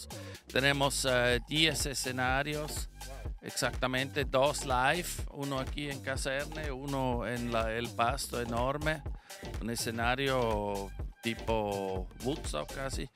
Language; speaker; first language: Spanish; non-native, fluent; German